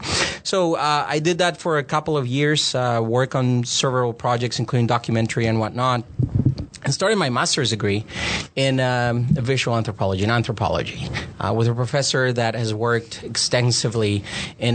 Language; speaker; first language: English; non-native, fluent; Spanish